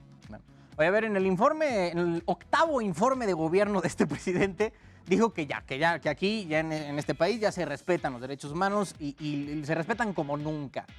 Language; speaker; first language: Spanish; native; Spanish